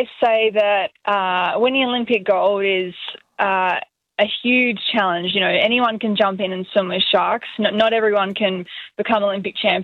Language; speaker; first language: English; native; English